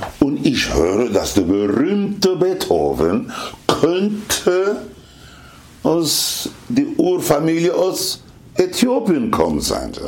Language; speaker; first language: German; non-native, fluent; Spanish